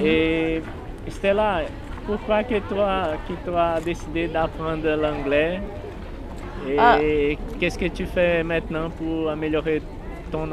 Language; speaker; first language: French; non-native, learner; Portuguese